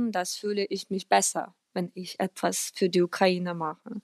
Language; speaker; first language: German; non-native, fluent; Ukrainian